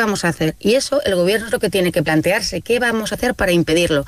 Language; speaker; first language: Spanish; native; Spanish